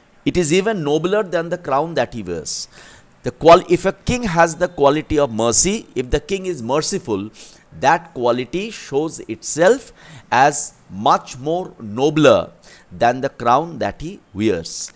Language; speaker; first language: English; non-native, local second language; Bangla